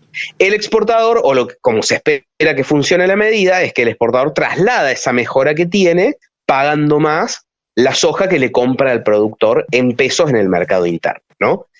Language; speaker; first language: Spanish; native; Spanish